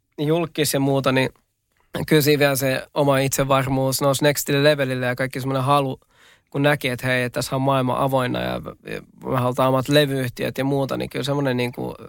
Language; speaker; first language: Finnish; native; Finnish